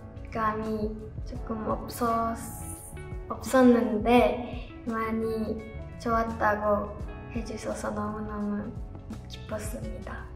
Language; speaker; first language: Korean; non-native, learner; Japanese